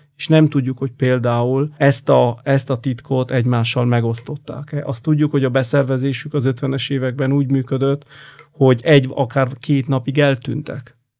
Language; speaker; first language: Hungarian; non-native, fluent; Italian